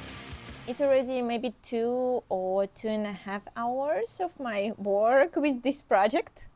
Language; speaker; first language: English; non-native, fluent; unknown